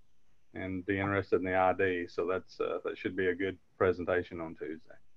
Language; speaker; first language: English; native; English